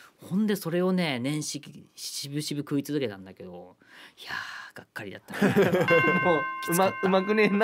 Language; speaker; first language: Japanese; native; Japanese